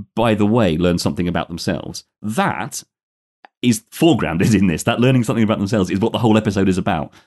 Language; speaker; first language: English; native; English